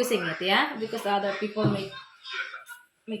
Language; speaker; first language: English; non-native, learner; Filipino